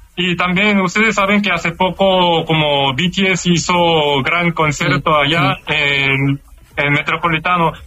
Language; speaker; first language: Spanish; non-native, learner; Korean